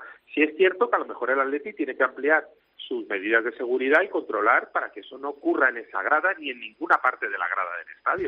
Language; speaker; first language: Spanish; native; Spanish